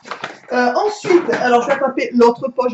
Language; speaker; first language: French; native; French